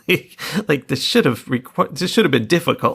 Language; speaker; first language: English; native; English